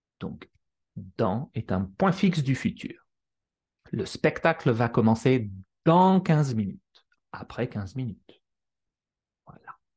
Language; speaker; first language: French; native; French